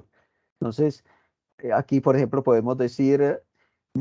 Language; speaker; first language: Spanish; native; Spanish